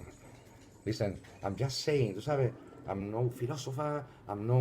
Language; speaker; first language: English; non-native, fluent; Spanish